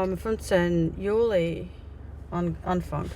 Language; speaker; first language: German; non-native, learner; Latvian